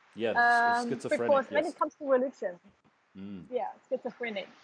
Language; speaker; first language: English; non-native, fluent; German